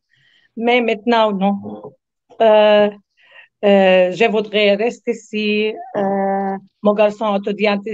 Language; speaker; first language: French; non-native, learner; Arabic